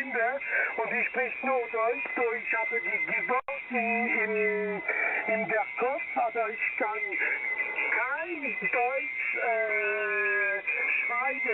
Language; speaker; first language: German; early bilingual, heritage; German